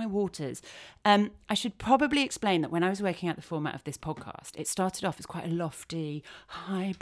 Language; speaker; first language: English; native; English